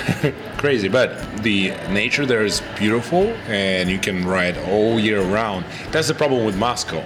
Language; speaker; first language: English; non-native, fluent; Russian